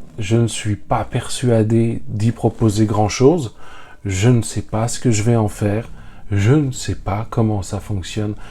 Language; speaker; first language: French; native; French